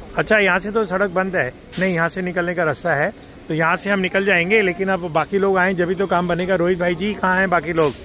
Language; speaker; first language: Hindi; native; Hindi